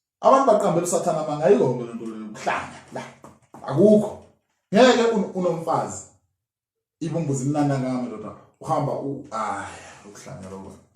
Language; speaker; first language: Zulu; native; Zulu